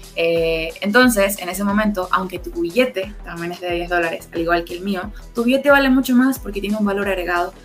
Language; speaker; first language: Spanish; native; Spanish